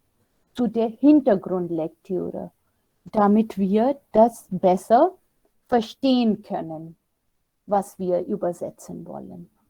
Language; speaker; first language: German; non-native, fluent; Hindi